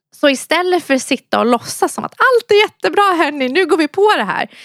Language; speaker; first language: Swedish; native; Swedish